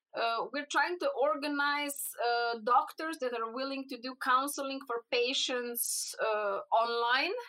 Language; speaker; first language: English; non-native, fluent; Slovenian